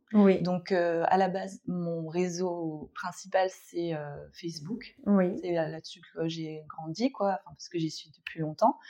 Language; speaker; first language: French; native; French